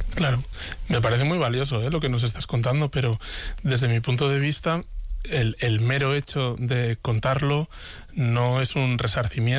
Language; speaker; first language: Spanish; native; Spanish